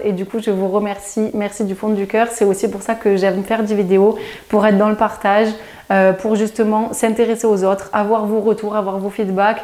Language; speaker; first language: French; native; French